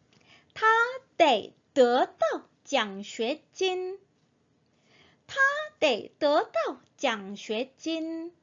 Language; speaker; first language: Chinese; non-native, fluent; Korean